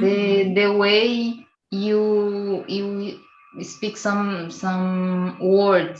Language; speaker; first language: English; non-native, learner; Portuguese